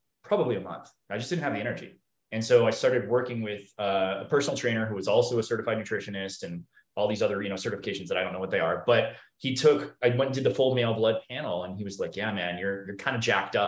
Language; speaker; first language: English; native; English